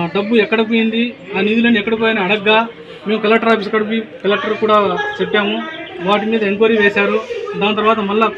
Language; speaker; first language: Telugu; native; Telugu